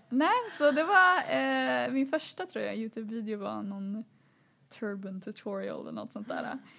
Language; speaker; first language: Swedish; early bilingual, other home language; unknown